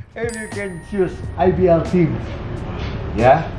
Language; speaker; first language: English; non-native, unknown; Indonesian